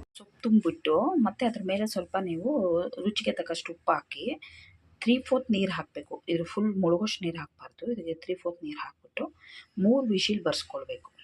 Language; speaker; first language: Kannada; native; Kannada